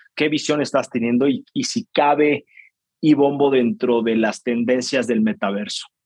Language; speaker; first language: Spanish; native; Spanish